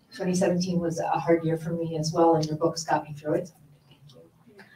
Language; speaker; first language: English; native; English